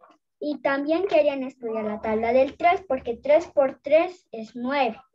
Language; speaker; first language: Spanish; native; Spanish